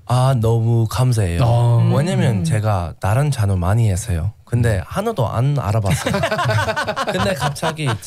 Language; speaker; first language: Korean; non-native, learner; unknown